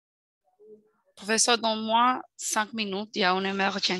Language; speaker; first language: French; non-native, learner; Spanish